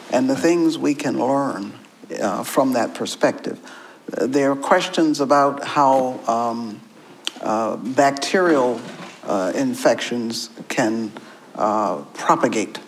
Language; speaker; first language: English; native; English